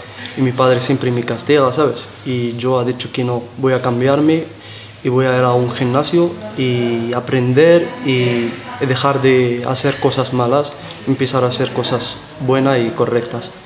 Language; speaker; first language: Spanish; non-native, learner; Arabic